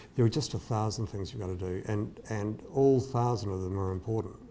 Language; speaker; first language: English; native; English